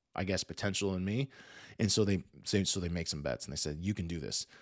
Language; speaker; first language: English; native; English